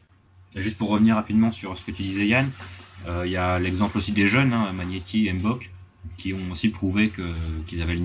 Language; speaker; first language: French; native; French